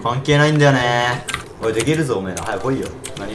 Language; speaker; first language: Japanese; native; Japanese